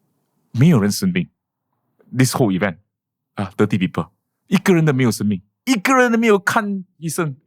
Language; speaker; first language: Chinese; non-native, local second language; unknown